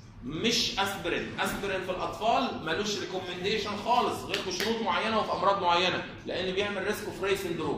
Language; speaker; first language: Arabic; native; Arabic